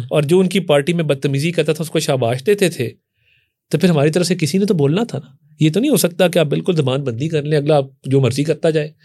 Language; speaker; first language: Urdu; non-native, local second language; Punjabi